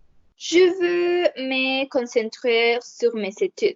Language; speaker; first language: French; non-native, learner; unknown